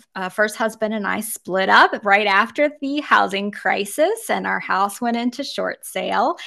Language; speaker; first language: English; native; English